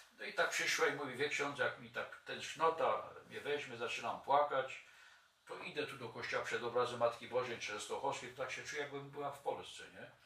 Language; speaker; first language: Polish; native; Polish